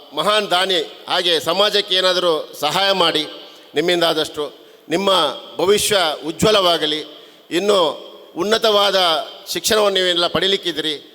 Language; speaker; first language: Kannada; native; Kannada